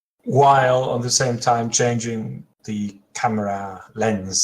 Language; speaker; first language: English; native; English